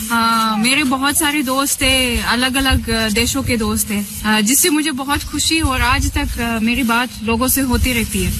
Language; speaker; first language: Hindi; non-native, fluent; Russian